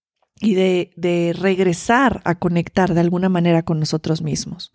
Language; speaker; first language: Spanish; native; Spanish